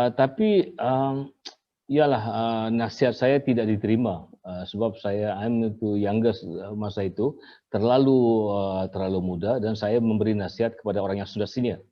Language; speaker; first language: Malay; native; Malay